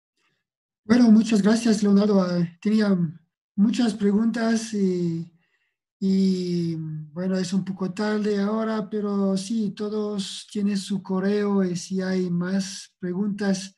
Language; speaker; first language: Spanish; non-native, fluent; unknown